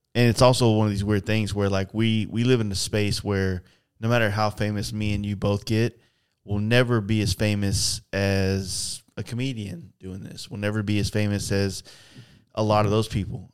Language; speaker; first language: English; native; English